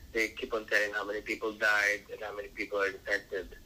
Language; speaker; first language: English; non-native, local second language; Filipino